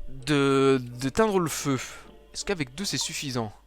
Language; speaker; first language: French; native; French